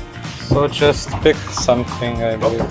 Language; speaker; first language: English; non-native, fluent; Lithuanian